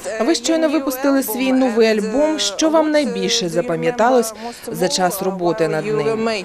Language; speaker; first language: Ukrainian; native; Ukrainian